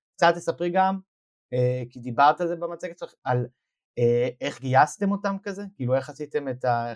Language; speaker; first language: Hebrew; native; Hebrew